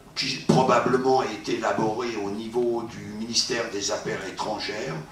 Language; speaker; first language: French; native; French